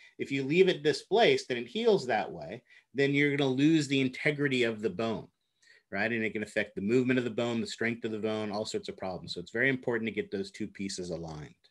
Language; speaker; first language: English; native; English